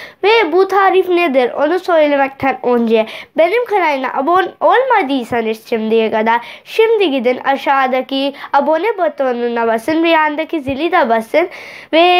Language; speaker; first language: Turkish; non-native, learner; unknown